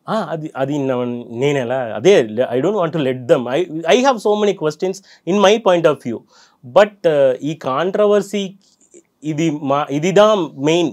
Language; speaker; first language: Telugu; non-native, fluent; Tamil